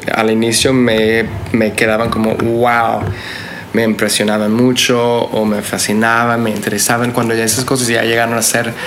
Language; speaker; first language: Spanish; non-native, fluent; English